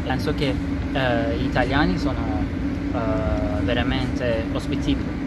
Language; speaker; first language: Italian; non-native, learner; Turkish